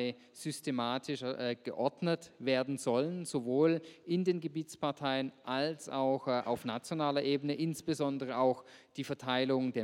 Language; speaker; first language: German; native; German